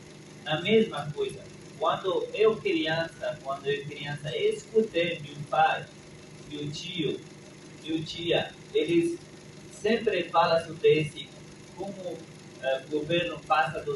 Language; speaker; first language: Portuguese; non-native, learner; Persian